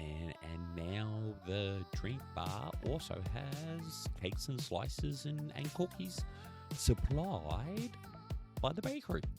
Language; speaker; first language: English; native; English